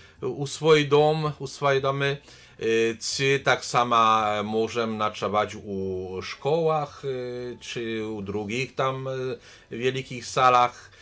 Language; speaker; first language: Polish; non-native, learner; Belarusian